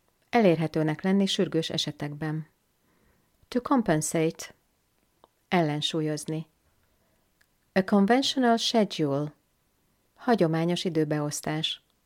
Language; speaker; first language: Hungarian; native; Hungarian